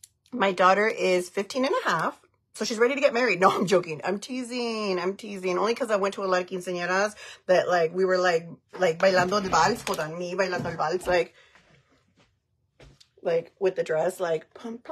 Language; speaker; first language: English; early bilingual, other home language; Spanish